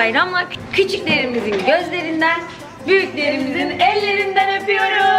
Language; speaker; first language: Turkish; native; Turkish